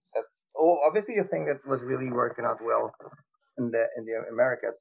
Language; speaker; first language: English; non-native, fluent; German